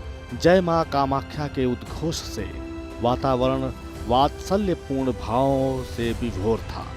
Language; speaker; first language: Hindi; native; Hindi